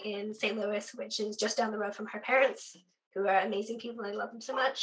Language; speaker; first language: English; native; English